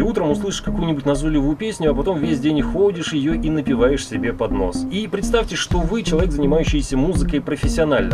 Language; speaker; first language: Russian; native; Russian